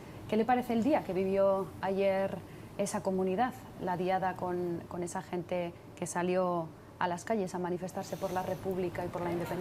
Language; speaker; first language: Spanish; native; Spanish